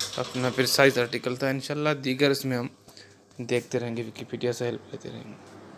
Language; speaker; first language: Urdu; non-native, local second language; Sindhi